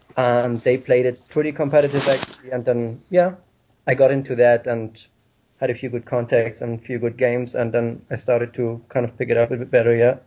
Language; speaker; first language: English; non-native, fluent; German